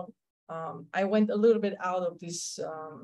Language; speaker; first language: English; non-native, fluent; Slovenian